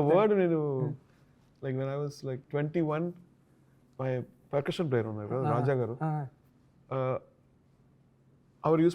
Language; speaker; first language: Telugu; non-native, learner; Tamil